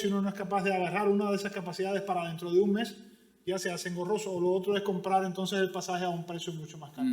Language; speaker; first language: Spanish; native; Spanish